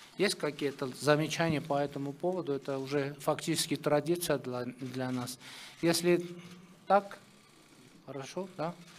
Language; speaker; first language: Russian; non-native, local second language; Armenian